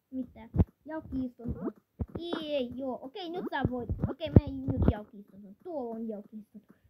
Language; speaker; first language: Finnish; non-native, learner; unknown